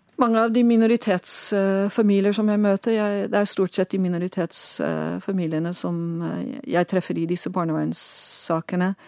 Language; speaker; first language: Norwegian; non-native, fluent; Dutch